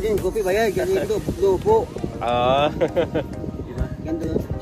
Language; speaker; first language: Filipino; non-native, local second language; Cebuano